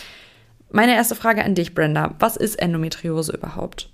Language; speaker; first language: German; native; German